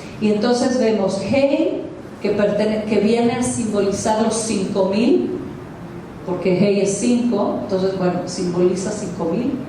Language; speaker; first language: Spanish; non-native, fluent; Hebrew